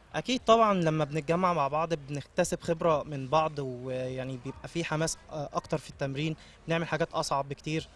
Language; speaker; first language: Egyptian Arabic; native; Egyptian Arabic